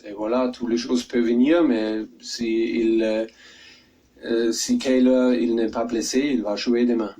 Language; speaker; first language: French; non-native, learner; German